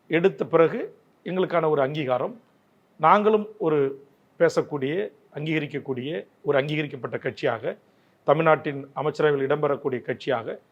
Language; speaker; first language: Tamil; native; Tamil